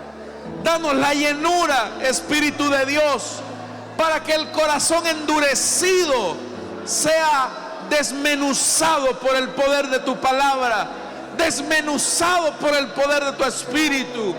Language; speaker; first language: Spanish; native; Spanish